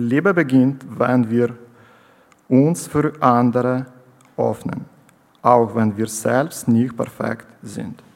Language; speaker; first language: German; non-native, learner; Ukrainian